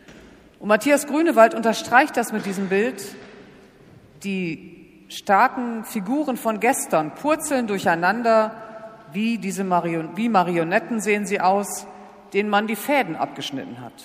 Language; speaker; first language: German; native; German